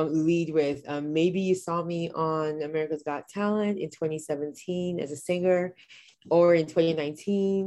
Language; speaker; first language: English; non-native, local second language; Igbo